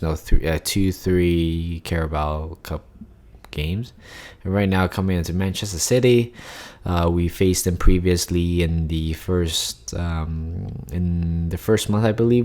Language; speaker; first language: English; non-native, fluent; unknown